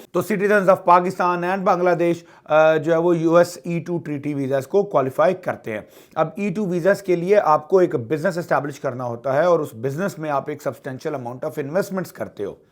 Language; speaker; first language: Urdu; native; Urdu